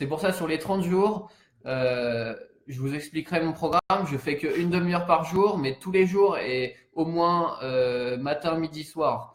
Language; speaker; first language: French; native; French